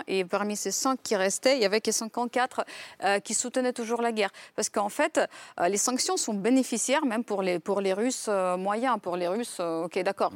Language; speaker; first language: French; non-native, fluent; Ukrainian